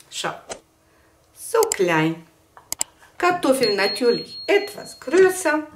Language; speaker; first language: German; non-native, fluent; Russian